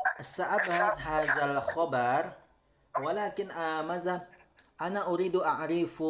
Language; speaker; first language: Arabic; non-native, learner; Indonesian